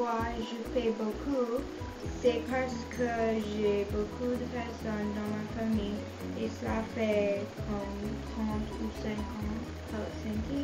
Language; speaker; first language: French; non-native, learner; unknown